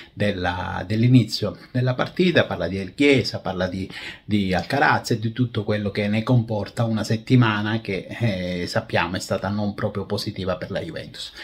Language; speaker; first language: Italian; native; Italian